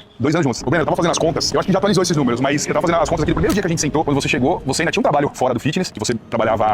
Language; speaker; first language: Portuguese; native; Portuguese